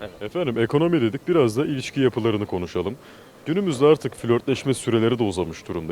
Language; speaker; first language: Turkish; native; Turkish